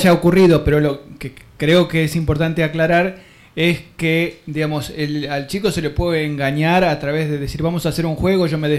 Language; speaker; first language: Spanish; native; Spanish